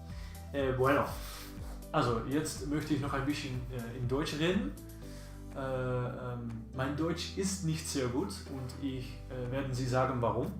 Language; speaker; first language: German; non-native, learner; Dutch